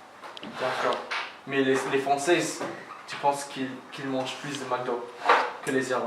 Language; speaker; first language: French; non-native, learner; English